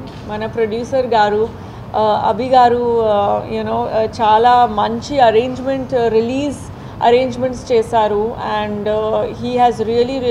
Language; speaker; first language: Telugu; non-native, fluent; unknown